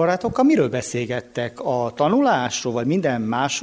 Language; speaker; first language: Hungarian; native; Hungarian